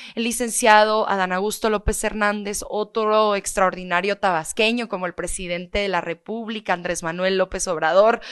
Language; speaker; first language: Spanish; native; Spanish